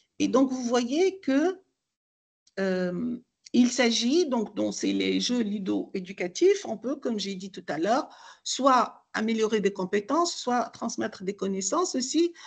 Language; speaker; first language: French; non-native, local second language; Arabic